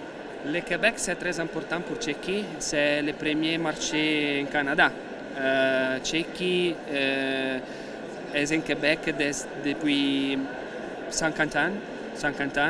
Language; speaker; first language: French; non-native, learner; Italian